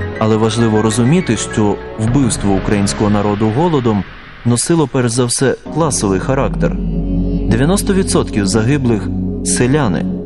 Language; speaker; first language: Ukrainian; native; Ukrainian